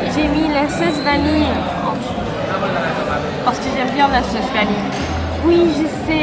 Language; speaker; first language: French; non-native, fluent; Dutch